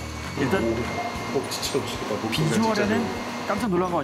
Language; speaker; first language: Korean; native; Korean